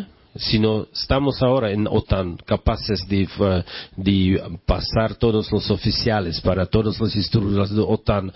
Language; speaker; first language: Spanish; non-native, learner; Czech